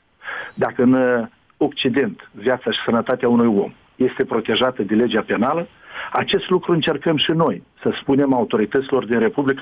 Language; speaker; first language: Romanian; native; Romanian